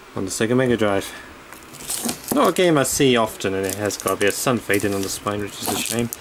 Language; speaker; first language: English; native; English